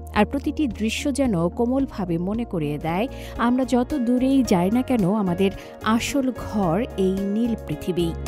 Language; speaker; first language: Bangla; native; Bangla